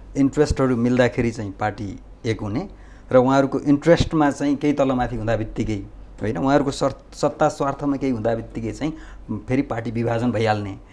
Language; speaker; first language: Nepali; native; Nepali